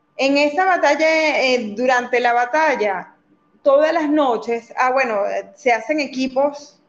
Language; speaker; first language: Spanish; native; Spanish